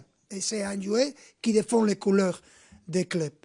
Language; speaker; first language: French; non-native, fluent; Spanish